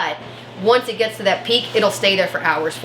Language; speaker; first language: English; native; English